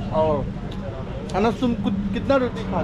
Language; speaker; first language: Hindi; non-native, learner; Bangla